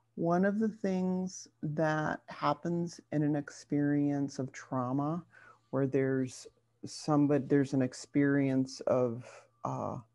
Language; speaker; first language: English; native; English